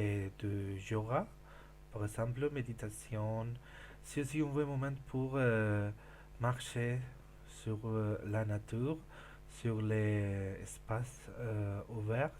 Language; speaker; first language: French; non-native, learner; Spanish